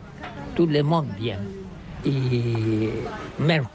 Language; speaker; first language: French; non-native, learner; Catalan